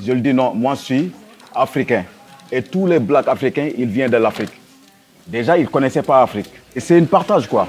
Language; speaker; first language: French; non-native, local second language; Wolof